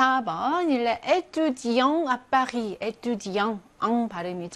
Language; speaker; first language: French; non-native, fluent; Korean